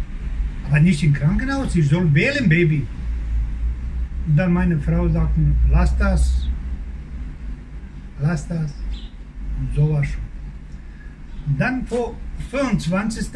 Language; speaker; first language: German; non-native, learner; Croatian